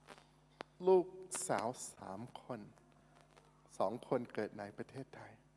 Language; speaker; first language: Thai; non-native, fluent; English